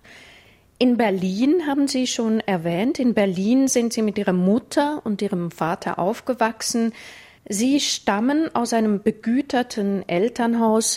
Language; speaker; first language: German; native; German